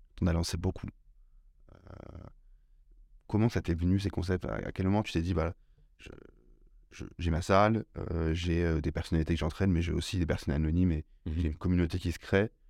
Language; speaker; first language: French; native; French